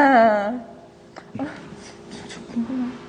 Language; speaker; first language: Korean; non-native, learner; Japanese